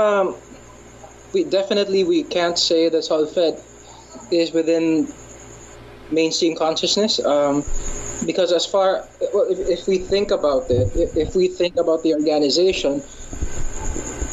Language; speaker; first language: English; non-native, local second language; Hiligaynon